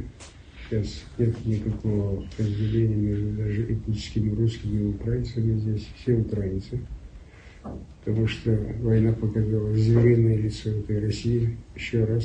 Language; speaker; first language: Russian; non-native, local second language; Chechen